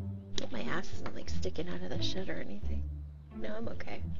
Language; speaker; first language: English; native; English